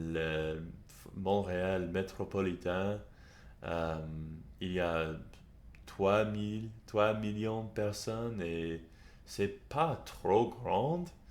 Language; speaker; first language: French; non-native, learner; English